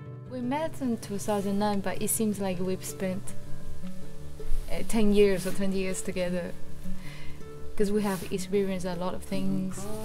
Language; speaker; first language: English; non-native, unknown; Chinese